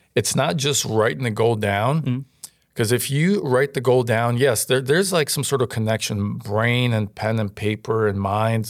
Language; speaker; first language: English; non-native, fluent; Ukrainian